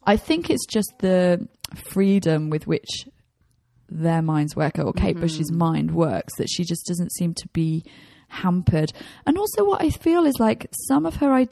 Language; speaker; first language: English; native; English